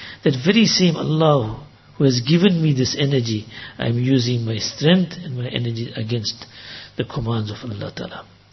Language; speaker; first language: English; native; English